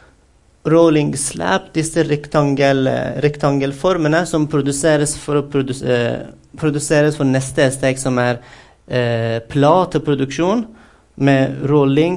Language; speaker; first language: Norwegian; non-native, fluent; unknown